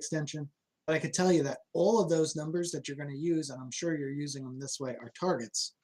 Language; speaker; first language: English; native; English